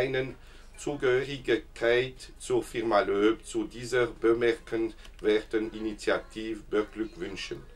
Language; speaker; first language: German; non-native, learner; French